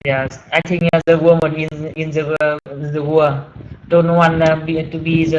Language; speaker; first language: English; non-native, learner; Vietnamese